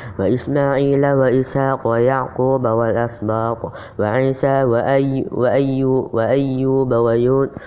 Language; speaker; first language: Arabic; non-native, learner; Indonesian